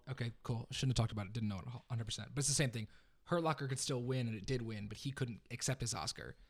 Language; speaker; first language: English; native; English